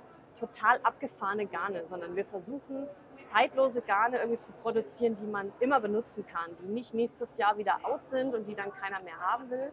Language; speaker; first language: German; native; German